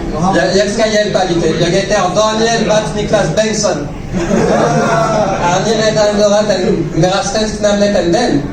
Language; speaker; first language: Swedish; non-native, learner; French